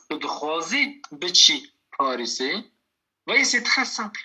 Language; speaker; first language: French; non-native, fluent; Kurdish